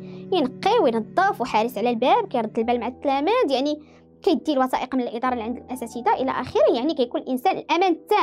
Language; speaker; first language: Arabic; native; Arabic